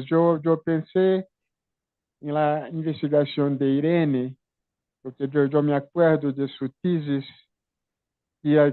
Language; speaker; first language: Spanish; non-native, fluent; Portuguese